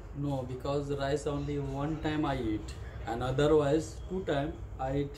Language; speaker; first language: English; non-native, learner; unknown